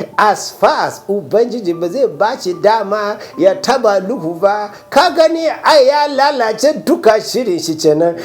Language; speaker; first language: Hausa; non-native, local second language; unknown